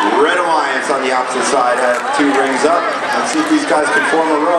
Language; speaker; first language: English; native; English